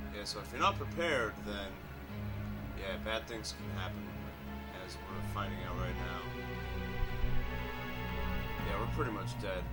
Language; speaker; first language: English; native; English